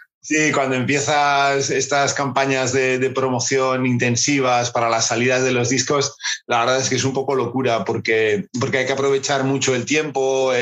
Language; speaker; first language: Spanish; native; Spanish